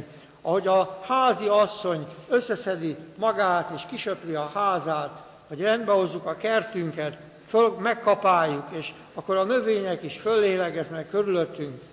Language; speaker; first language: Hungarian; native; Hungarian